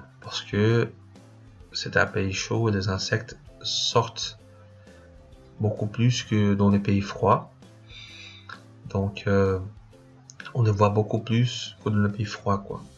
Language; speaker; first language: French; non-native, fluent; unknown